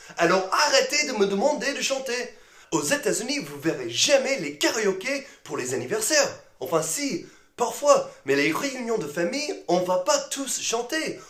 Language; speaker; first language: French; non-native, fluent; English